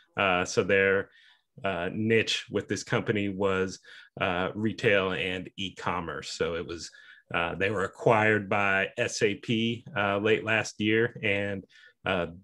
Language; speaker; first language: English; native; English